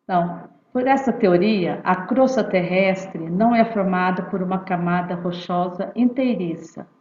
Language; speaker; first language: Portuguese; native; Portuguese